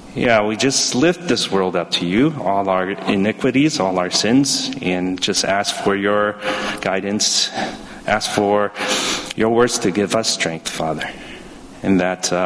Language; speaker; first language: English; early bilingual, other home language; Chinese